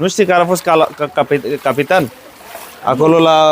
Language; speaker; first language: Romanian; non-native, learner; Bangla